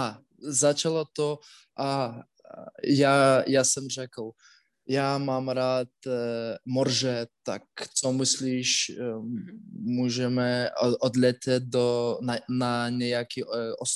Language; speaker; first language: Czech; non-native, learner; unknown